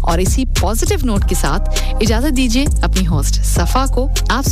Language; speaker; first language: Hindi; native; Hindi